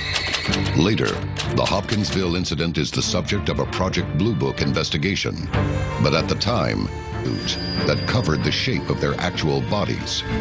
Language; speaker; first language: English; native; English